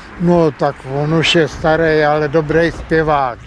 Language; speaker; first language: Ukrainian; non-native, learner; Czech